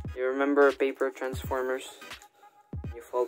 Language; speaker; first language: English; non-native, local second language; Filipino